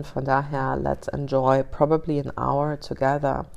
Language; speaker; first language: English; early bilingual, other home language; German